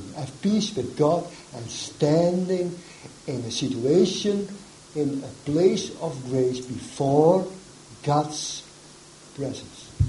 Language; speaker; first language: English; non-native, fluent; Dutch